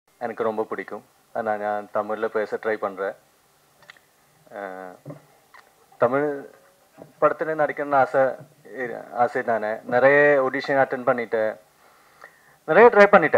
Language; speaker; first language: Tamil; non-native, learner; Malayalam